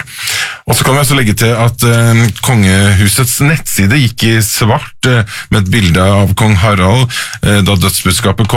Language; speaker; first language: Norwegian; native; Norwegian